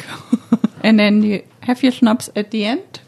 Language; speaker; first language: English; non-native, fluent; German